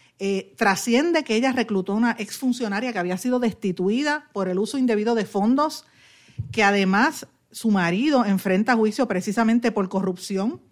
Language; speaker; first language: Spanish; native; Spanish